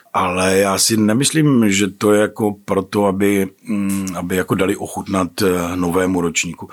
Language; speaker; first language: Czech; native; Czech